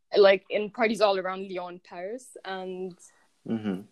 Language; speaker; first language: English; non-native, fluent; Arabic